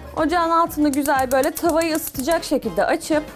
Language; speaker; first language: Turkish; native; Turkish